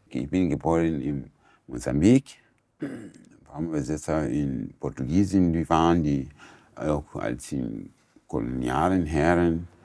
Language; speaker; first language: German; non-native, learner; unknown